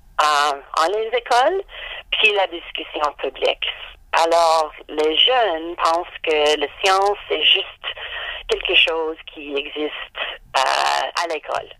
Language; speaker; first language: French; non-native, learner; English